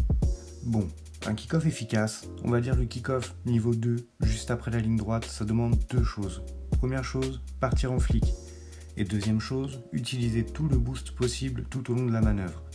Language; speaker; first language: French; native; French